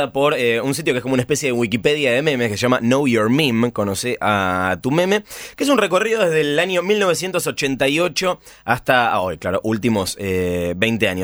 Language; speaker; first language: Spanish; native; Spanish